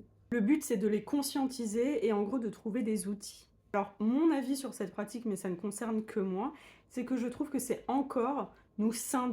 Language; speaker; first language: French; native; French